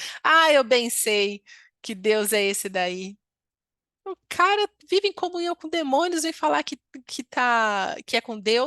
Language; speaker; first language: Portuguese; native; Portuguese